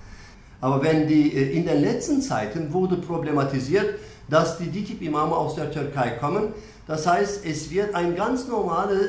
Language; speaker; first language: German; non-native, fluent; Turkish